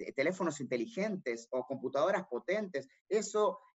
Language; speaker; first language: Spanish; native; Spanish